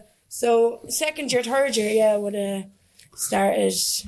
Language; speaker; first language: English; native; English